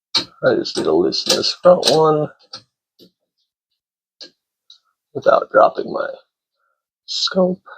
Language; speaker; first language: English; native; English